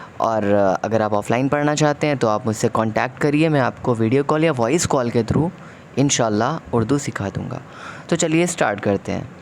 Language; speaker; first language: Urdu; native; Urdu